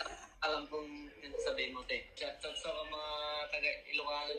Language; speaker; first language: Filipino; non-native, local second language; Iloko